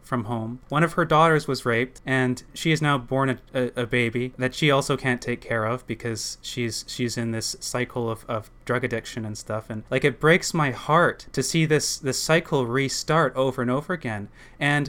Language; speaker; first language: English; native; English